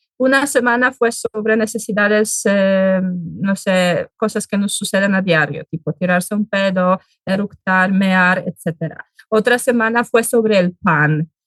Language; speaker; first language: Spanish; non-native, fluent; Polish